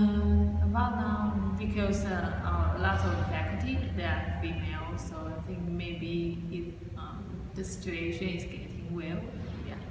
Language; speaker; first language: English; non-native, learner; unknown